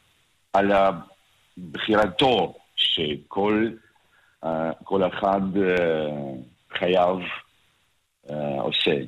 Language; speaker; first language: Hebrew; non-native, learner; Russian